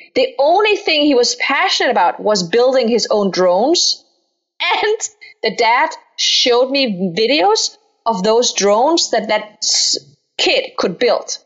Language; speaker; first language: English; non-native, fluent; Danish